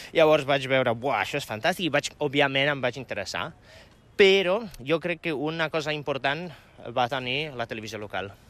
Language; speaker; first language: Catalan; non-native, fluent; Polish